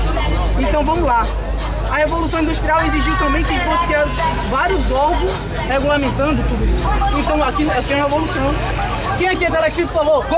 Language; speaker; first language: Portuguese; native; Portuguese